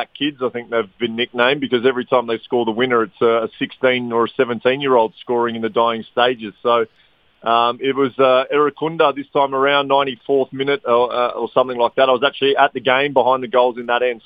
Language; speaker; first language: English; native; English